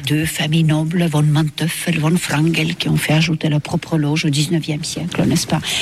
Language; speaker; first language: French; non-native, fluent; Estonian